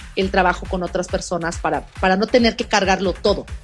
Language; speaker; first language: Spanish; native; Spanish